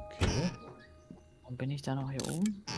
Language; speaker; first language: German; native; German